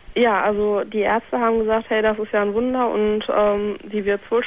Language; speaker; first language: German; native; German